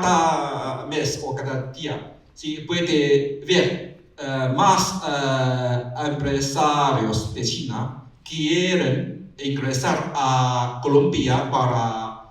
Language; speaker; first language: Spanish; non-native, learner; Chinese